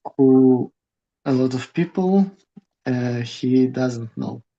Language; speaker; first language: English; non-native, learner; Russian